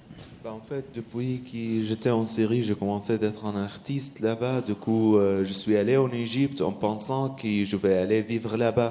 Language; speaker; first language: French; non-native, learner; Arabic